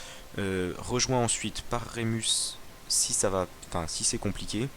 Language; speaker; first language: French; native; French